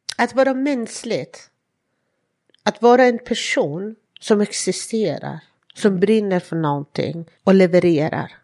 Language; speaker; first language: Swedish; non-native, fluent; Persian